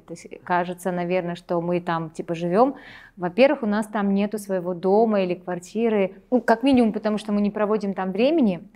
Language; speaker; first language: Russian; native; Russian